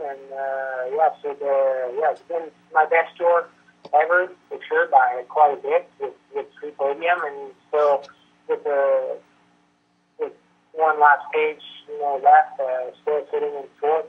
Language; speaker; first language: English; non-native, local second language; French